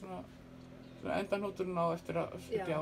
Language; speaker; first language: Icelandic; native; Icelandic